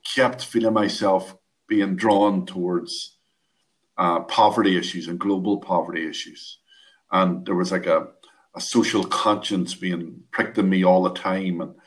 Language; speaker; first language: English; native; English